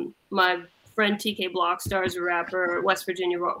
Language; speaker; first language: English; native; English